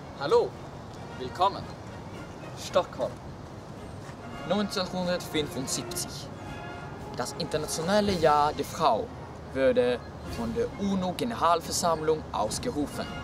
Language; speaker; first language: German; non-native, learner; Swedish